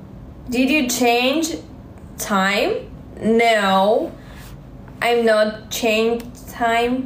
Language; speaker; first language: English; non-native, learner; Russian